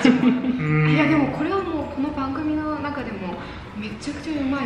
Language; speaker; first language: Japanese; non-native, fluent; Mongolian